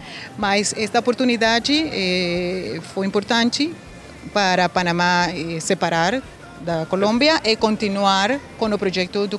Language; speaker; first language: Portuguese; non-native, learner; Spanish